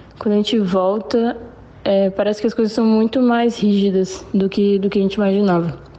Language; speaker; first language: Portuguese; early bilingual, other home language; Spanish